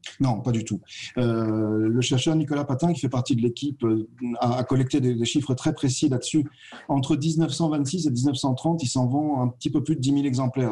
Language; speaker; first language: French; native; French